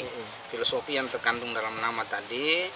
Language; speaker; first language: Indonesian; native; Indonesian